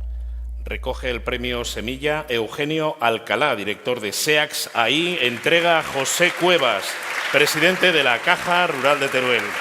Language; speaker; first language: Spanish; native; Spanish